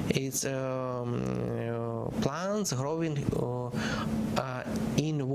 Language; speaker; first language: English; non-native, learner; Ukrainian